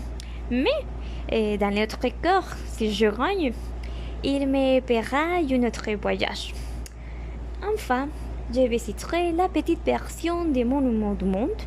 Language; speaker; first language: French; non-native, learner; Spanish